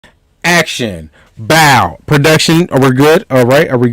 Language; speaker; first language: English; native; English